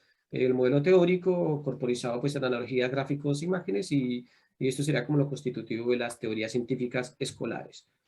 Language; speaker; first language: Spanish; native; Spanish